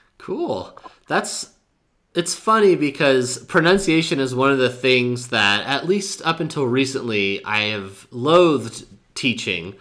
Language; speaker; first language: English; native; English